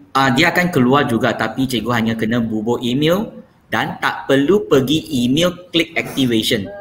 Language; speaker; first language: Malay; non-native, local second language; Chinese